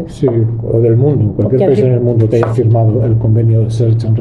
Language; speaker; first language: Spanish; native; Spanish